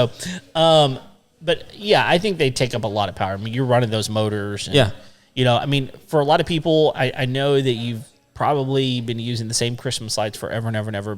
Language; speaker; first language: English; native; English